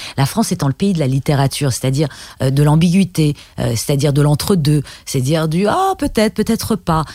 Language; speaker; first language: French; early bilingual, other home language; Persian